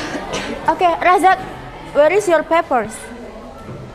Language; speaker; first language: English; non-native, learner; Indonesian